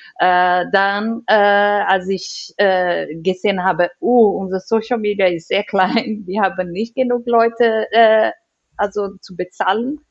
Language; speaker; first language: German; non-native, learner; Portuguese